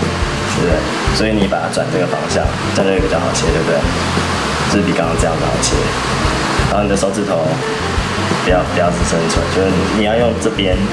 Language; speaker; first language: Chinese; native; Chinese